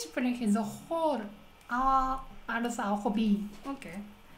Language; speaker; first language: German; non-native, learner; Japanese